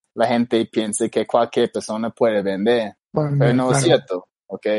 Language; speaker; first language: Spanish; non-native, fluent; English